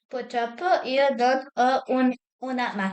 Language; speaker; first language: Italian; non-native, learner; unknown